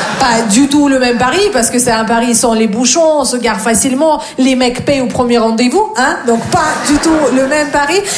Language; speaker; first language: French; non-native, fluent; Russian